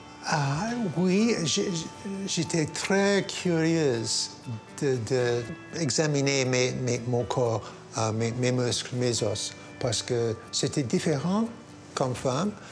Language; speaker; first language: French; non-native, local second language; English